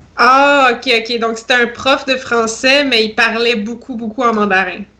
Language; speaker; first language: French; native; French